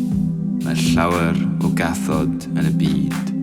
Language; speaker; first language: Welsh; non-native, learner; English